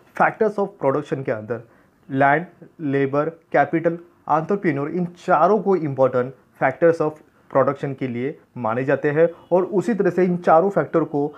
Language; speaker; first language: Hindi; non-native, local second language; Marathi